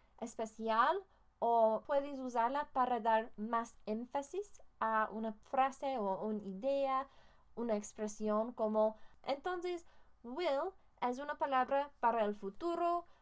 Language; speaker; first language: Spanish; non-native, learner; English